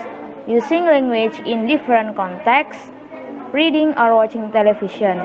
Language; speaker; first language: English; non-native, learner; Indonesian